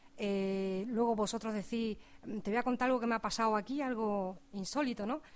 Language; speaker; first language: Spanish; native; Spanish